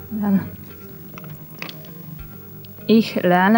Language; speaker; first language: German; non-native, learner; Russian